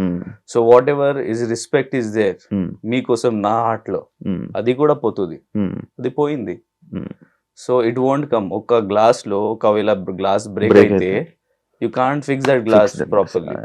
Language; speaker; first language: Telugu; non-native, learner; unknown